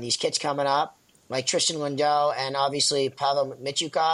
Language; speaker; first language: English; native; English